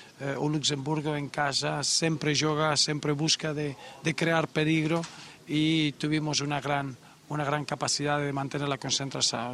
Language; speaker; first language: Portuguese; non-native, learner; Spanish